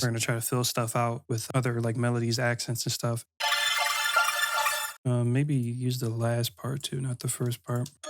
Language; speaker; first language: English; native; English